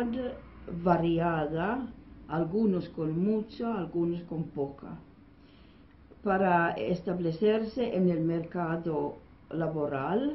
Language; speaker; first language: Spanish; non-native, fluent; Finnish